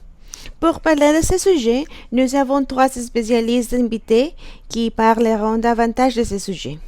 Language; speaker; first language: French; non-native, learner; Spanish